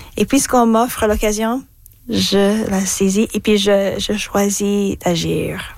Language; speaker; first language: French; non-native, fluent; English